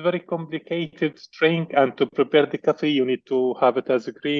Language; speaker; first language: English; non-native, learner; Arabic